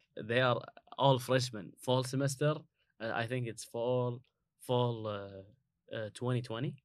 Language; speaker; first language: English; non-native, learner; Arabic